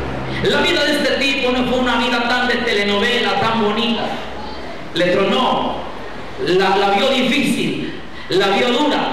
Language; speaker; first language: Spanish; native; Spanish